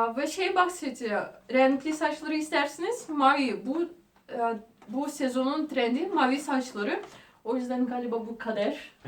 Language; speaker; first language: Turkish; non-native, fluent; Russian